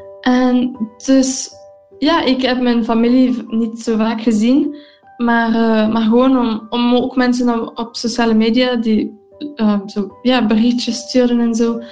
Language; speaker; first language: Dutch; non-native, local second language; English